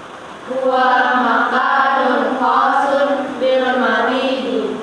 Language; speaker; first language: Arabic; non-native, learner; Indonesian